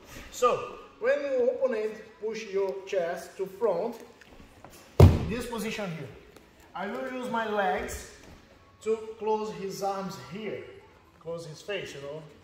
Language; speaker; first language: English; non-native, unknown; Portuguese